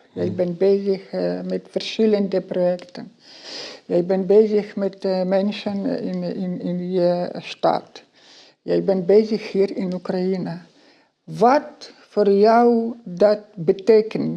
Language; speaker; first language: Dutch; non-native, learner; Ukrainian